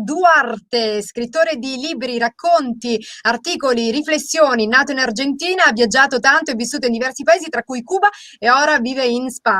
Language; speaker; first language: Italian; native; Italian